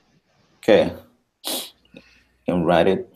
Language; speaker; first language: English; non-native, fluent; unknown